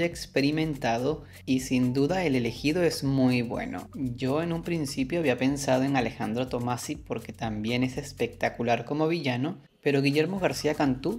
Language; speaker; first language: Spanish; native; Spanish